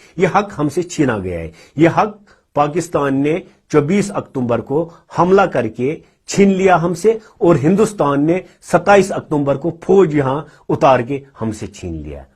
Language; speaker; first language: Urdu; non-native, local second language; Kashmiri